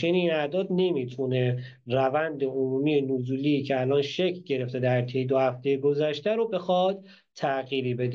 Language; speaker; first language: Persian; native; Persian